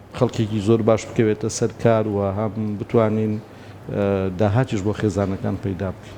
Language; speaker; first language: Central Kurdish; native; Central Kurdish